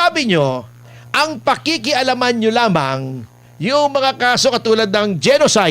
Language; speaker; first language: Filipino; native; Filipino